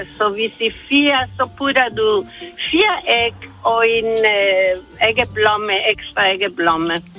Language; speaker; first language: Danish; non-native, fluent; Italian